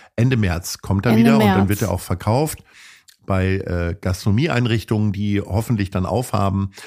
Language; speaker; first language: German; native; German